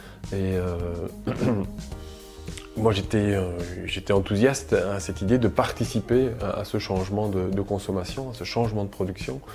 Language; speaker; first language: French; native; French